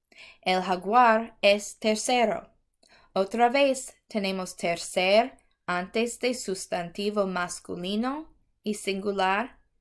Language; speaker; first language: Spanish; non-native, fluent; English